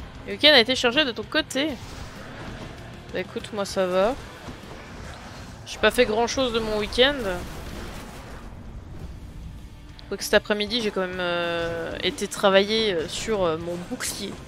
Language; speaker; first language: French; native; French